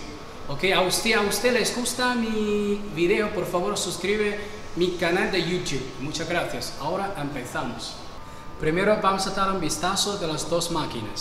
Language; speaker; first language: Spanish; non-native, fluent; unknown